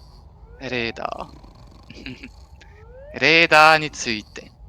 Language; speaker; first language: Japanese; non-native, fluent; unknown